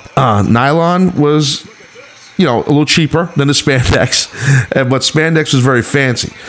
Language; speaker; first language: English; native; English